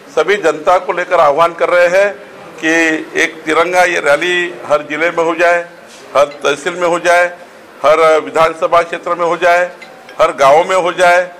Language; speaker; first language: Hindi; non-native, local second language; Marathi